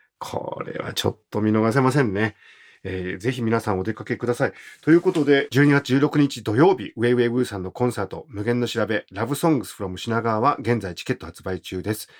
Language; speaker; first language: Japanese; native; Japanese